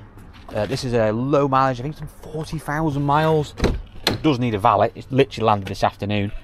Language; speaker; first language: English; native; English